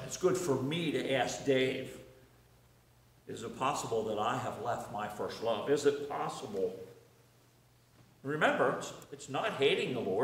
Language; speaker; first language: English; native; English